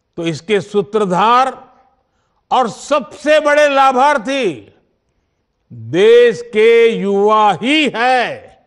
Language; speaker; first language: Hindi; non-native, local second language; Gujarati